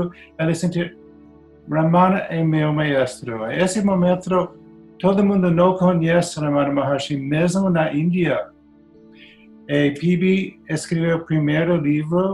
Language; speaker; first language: Portuguese; non-native, learner; English